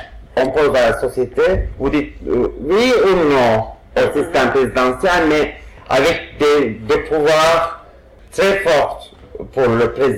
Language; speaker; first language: French; non-native, fluent; Turkish